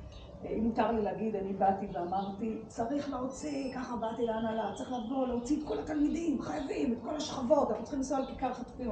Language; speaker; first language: Hebrew; native; Hebrew